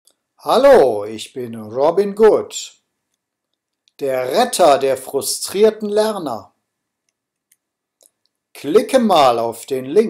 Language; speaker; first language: German; native; German